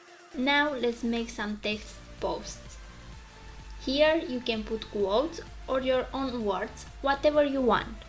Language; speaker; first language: English; non-native, fluent; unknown